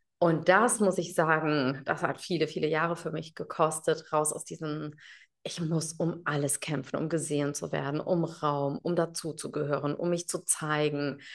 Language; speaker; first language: German; early bilingual, other home language; Tamil